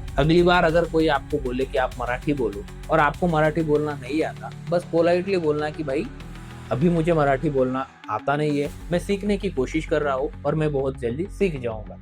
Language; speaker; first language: Hindi; non-native, local second language; Marathi